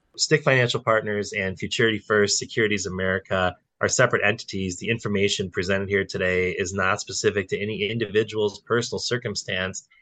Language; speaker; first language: English; native; English